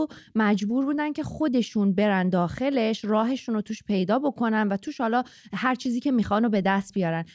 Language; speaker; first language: Persian; native; Persian